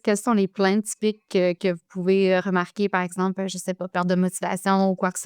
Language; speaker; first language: French; native; French